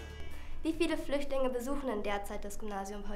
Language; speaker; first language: German; native; German